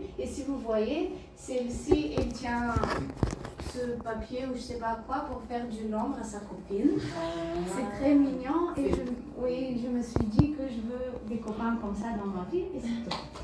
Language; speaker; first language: French; non-native, learner; Bulgarian